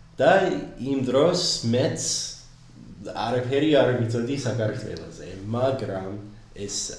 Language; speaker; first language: Georgian; non-native, learner; English